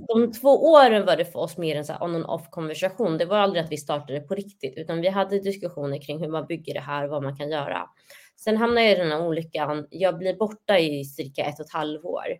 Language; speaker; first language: Swedish; early bilingual, other home language; Somali